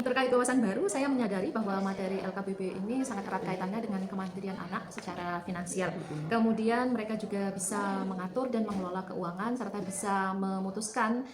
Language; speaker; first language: Indonesian; native; Indonesian